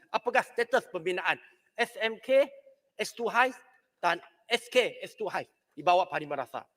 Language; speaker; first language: Malay; non-native, local second language; Chinese